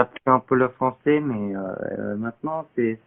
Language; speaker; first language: French; non-native, learner; Korean